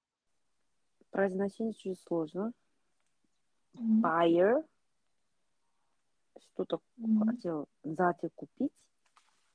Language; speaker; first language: Russian; non-native, learner; Korean